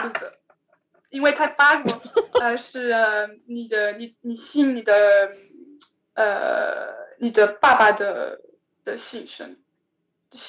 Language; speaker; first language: Chinese; non-native, learner; French